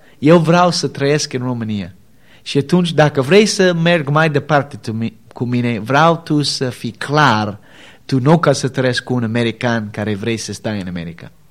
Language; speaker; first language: Romanian; non-native, learner; English